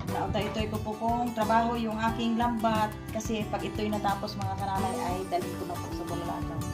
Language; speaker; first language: Filipino; non-native, local second language; Cebuano